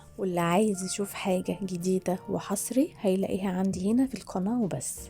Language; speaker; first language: Arabic; native; Arabic